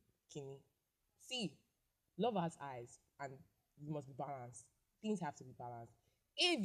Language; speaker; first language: English; non-native, local second language; Igbo